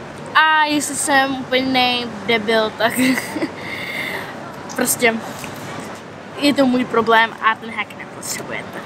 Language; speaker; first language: Czech; early bilingual, heritage; Czech